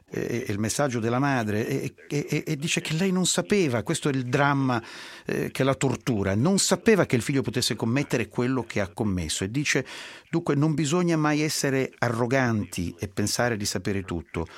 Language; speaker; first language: Italian; native; Italian